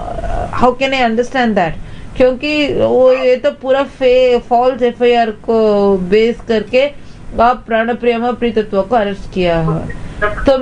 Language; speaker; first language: Hindi; non-native, local second language; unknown